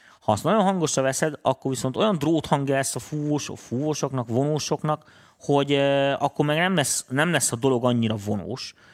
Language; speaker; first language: Hungarian; native; Hungarian